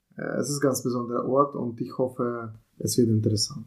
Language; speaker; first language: German; non-native, fluent; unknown